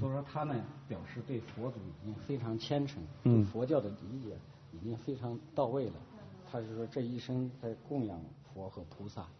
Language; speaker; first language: Chinese; native; Chinese